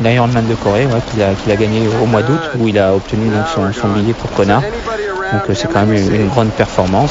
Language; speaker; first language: French; native; French